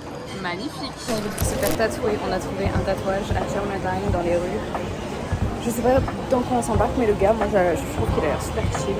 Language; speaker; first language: French; native; French